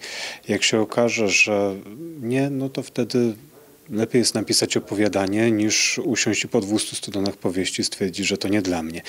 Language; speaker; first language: Polish; native; Polish